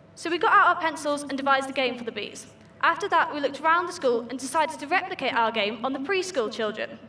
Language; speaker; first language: English; native; English